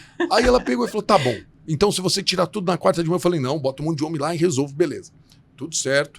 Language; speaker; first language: Portuguese; native; Portuguese